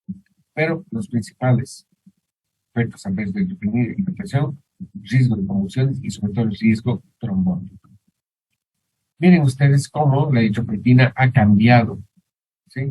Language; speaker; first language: Spanish; native; Spanish